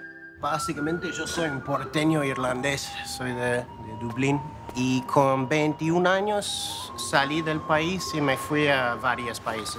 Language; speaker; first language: Spanish; non-native, fluent; English